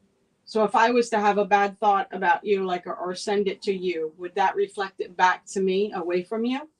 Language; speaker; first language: English; native; English